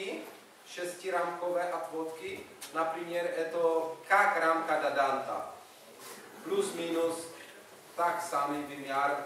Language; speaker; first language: Russian; non-native, learner; Czech